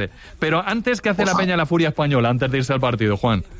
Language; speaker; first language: Spanish; native; Spanish